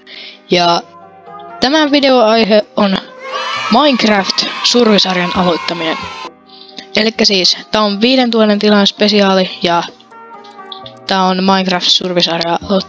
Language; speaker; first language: Finnish; native; Finnish